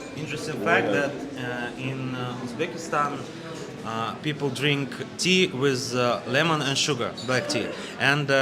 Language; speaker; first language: English; non-native, learner; Russian